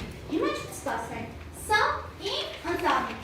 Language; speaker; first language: French; non-native, fluent; Armenian